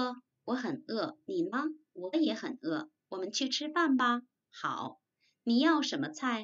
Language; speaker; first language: Chinese; non-native, fluent; Korean